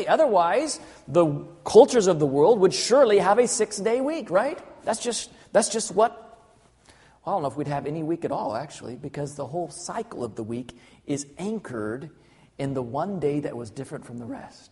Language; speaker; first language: English; native; English